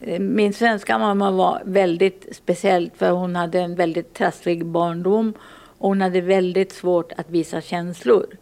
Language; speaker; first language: Swedish; early bilingual, other home language; Finnish